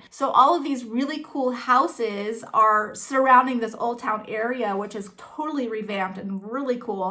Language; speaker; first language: English; native; English